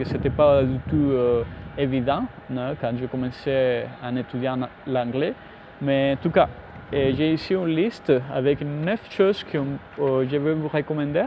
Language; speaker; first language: French; non-native, fluent; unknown